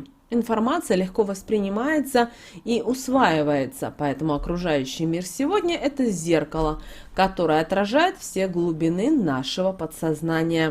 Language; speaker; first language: Russian; native; Russian